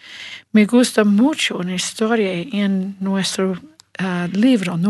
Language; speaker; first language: Spanish; non-native, learner; English